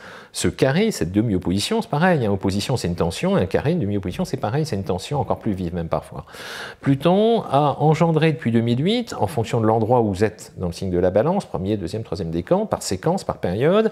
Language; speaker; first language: French; native; French